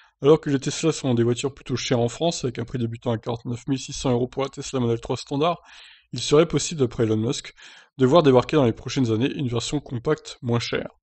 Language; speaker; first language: French; native; French